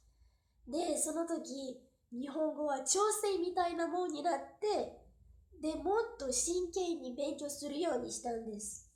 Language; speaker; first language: Japanese; non-native, fluent; Portuguese